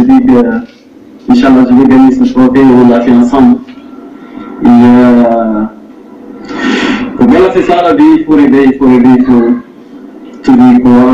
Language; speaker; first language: French; non-native, local second language; Wolof